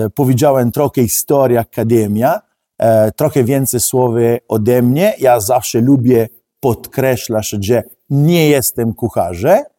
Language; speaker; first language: Polish; non-native, learner; Italian